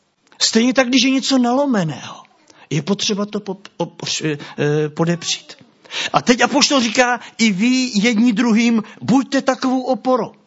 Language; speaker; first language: Czech; native; Czech